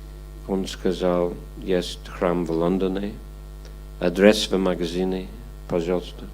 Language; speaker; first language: Russian; non-native, fluent; English